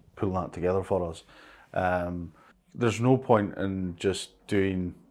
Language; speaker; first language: English; native; English